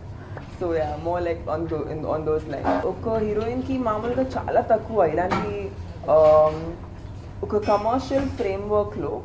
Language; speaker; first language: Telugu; non-native, fluent; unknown